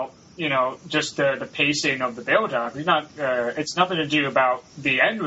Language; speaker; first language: English; native; English